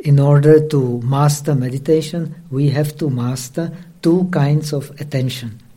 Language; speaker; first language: English; non-native, fluent; Czech